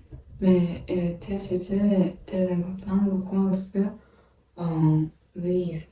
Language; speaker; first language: French; non-native, learner; Chinese